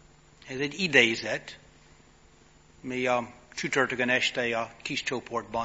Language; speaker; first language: Hungarian; non-native, fluent; English